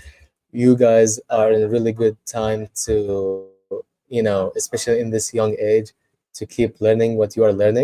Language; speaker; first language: English; non-native, fluent; Arabic